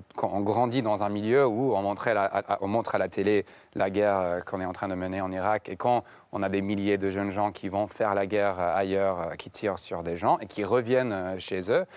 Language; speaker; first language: French; non-native, fluent; English